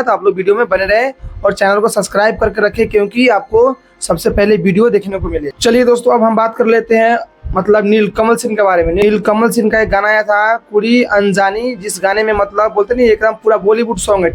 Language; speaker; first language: Hindi; native; Hindi